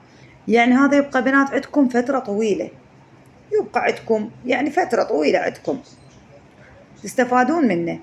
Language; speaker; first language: Arabic; native; Arabic